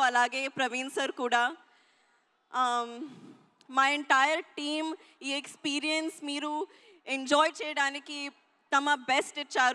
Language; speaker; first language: Telugu; non-native, learner; Hindi